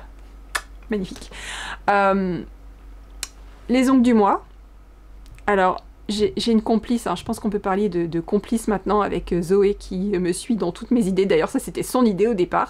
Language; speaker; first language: French; native; French